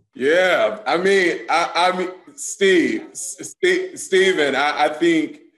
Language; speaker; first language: English; native; English